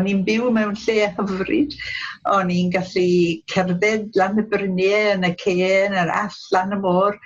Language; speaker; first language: Welsh; non-native, local second language; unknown